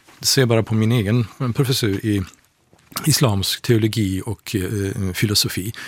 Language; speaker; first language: Swedish; non-native, fluent; Persian